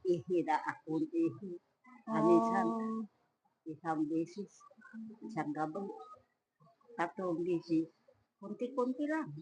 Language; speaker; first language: Filipino; non-native, local second language; Pangasinan